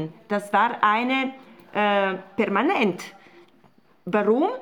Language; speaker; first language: German; non-native, fluent; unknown